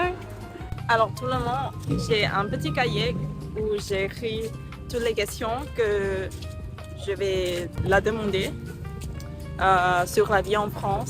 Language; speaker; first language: French; non-native, learner; Thai